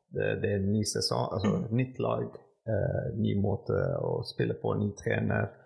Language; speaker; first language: Norwegian; non-native, fluent; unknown